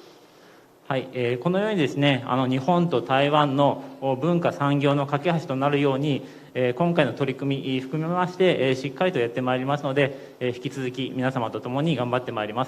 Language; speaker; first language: Japanese; native; Japanese